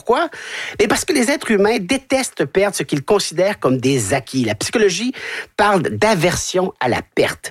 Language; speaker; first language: French; native; French